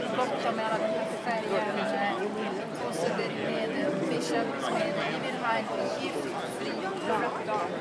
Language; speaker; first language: Swedish; non-native, fluent; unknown